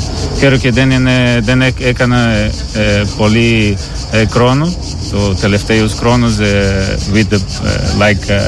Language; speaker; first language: Greek; non-native, learner; Portuguese